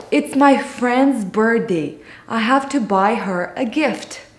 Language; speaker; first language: English; non-native, fluent; Romanian